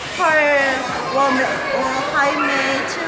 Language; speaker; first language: Chinese; non-native, learner; Korean